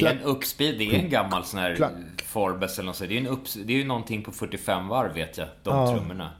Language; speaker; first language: Swedish; native; Swedish